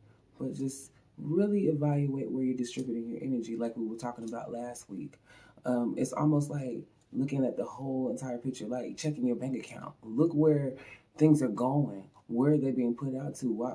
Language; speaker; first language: English; native; English